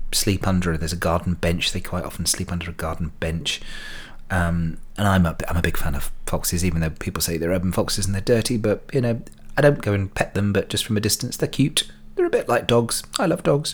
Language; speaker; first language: English; native; English